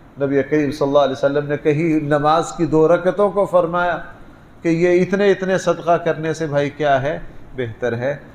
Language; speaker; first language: Urdu; non-native, local second language; Punjabi